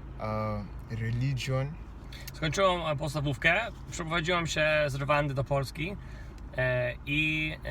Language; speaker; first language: Polish; non-native, fluent; Kinyarwanda